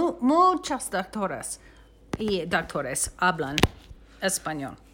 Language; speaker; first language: Spanish; non-native, learner; English